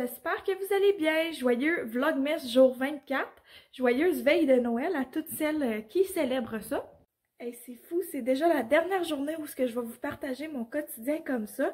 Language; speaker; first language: French; native; French